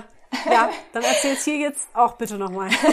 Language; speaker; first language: German; native; German